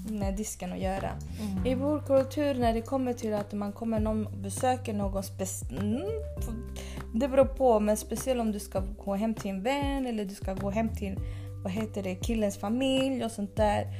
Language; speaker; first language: Swedish; early bilingual, other home language; Spanish